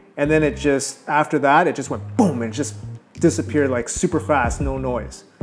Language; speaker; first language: English; native; English